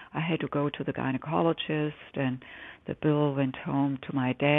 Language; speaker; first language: English; non-native, fluent; German